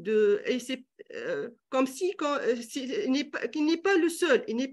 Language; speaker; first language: French; non-native, local second language; Arabic